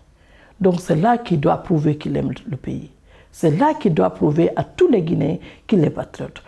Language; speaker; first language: French; non-native, local second language; Fula